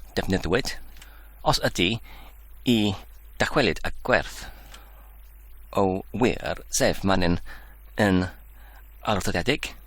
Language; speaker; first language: Welsh; non-native, learner; Dutch